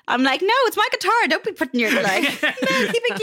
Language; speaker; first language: English; native; English